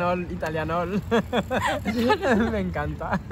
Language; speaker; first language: Spanish; non-native, fluent; French